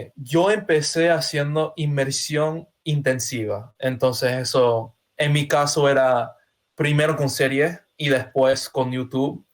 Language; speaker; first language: Spanish; non-native, fluent; English